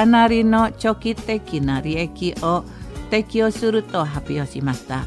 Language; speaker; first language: Japanese; non-native, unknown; Indonesian